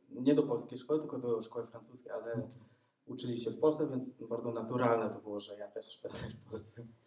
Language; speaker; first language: Polish; early bilingual, other home language; Vietnamese